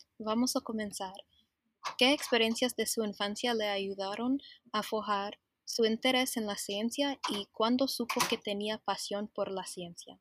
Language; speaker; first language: Spanish; non-native, fluent; English